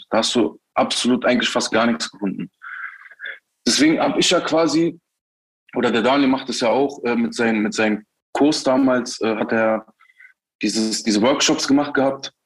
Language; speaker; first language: German; early bilingual, other home language; Turkish